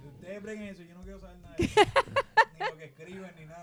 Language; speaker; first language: Spanish; early bilingual, heritage; Spanish